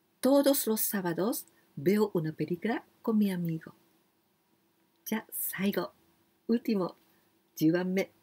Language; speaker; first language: Spanish; non-native, learner; Japanese